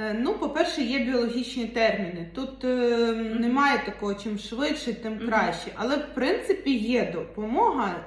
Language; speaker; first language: Ukrainian; non-native, local second language; Russian